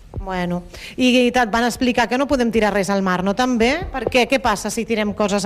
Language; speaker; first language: Catalan; native; Catalan